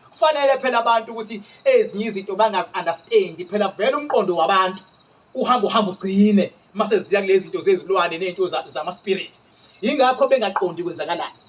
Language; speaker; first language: Zulu; native; Zulu